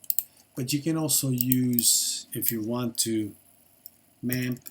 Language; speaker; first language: English; native; English